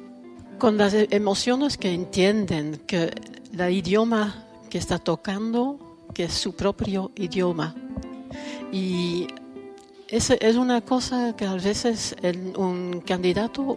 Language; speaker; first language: Spanish; non-native, fluent; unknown